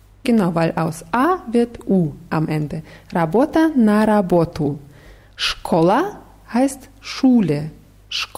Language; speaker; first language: German; non-native, fluent; Russian